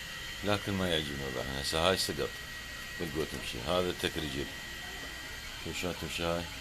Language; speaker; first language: Arabic; native; Arabic